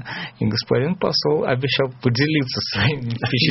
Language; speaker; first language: Russian; native; Russian